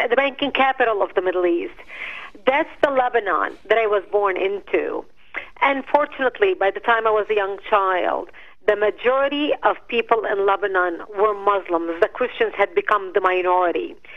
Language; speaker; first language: English; non-native, fluent; Arabic